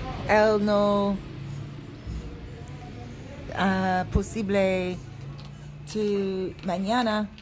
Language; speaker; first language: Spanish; non-native, learner; English